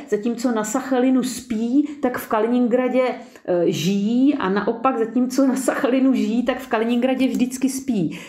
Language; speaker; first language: Czech; native; Czech